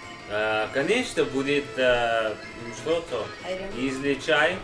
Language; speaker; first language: Russian; non-native, learner; English